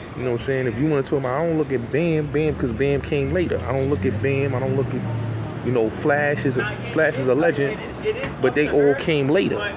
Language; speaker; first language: English; native; English